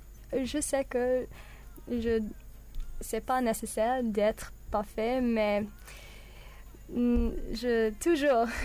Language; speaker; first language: French; non-native, learner; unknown